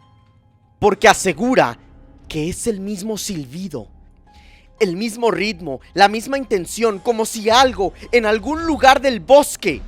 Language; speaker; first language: Spanish; native; Spanish